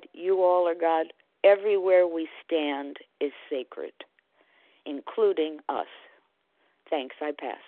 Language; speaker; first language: English; native; English